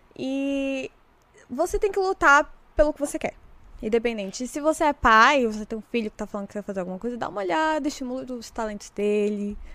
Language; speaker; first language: Portuguese; native; Portuguese